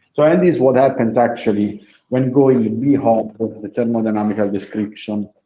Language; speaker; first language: English; non-native, fluent; Italian